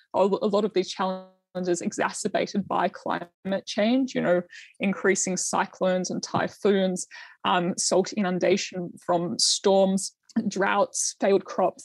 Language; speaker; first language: English; native; English